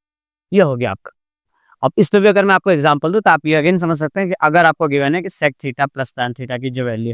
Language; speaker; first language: Hindi; non-native, local second language; Gujarati